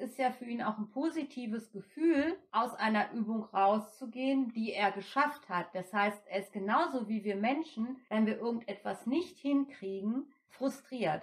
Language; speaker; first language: German; native; German